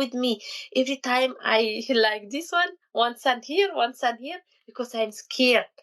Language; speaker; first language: English; non-native, learner; Kurdish